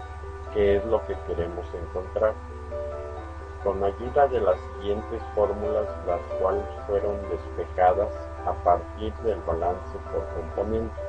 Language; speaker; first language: Spanish; native; Spanish